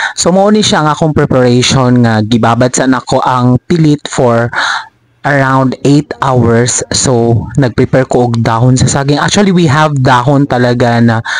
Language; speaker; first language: Cebuano; non-native, local second language; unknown